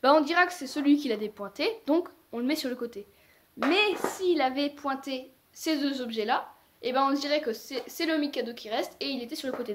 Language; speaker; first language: French; native; French